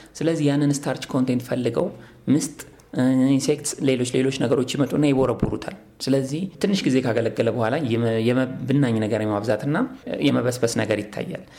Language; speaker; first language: Amharic; native; Amharic